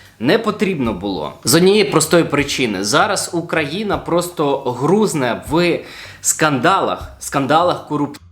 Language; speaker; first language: Ukrainian; non-native, local second language; Russian